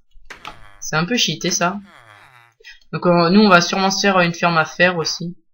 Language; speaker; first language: French; native; French